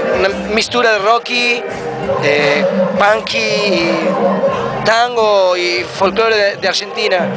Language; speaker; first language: Portuguese; non-native, learner; Spanish